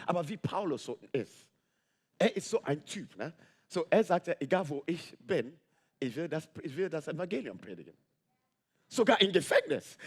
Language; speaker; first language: German; non-native, fluent; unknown